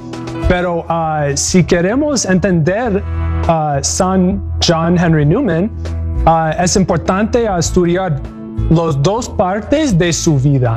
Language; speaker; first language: Spanish; non-native, learner; English